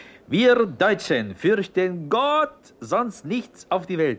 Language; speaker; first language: German; non-native, fluent; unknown